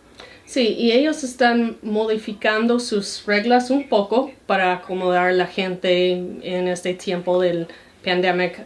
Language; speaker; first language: Spanish; non-native, fluent; English